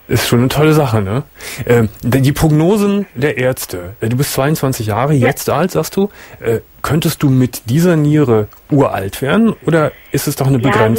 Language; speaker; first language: German; native; German